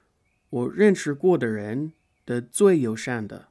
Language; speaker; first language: Chinese; non-native, fluent; English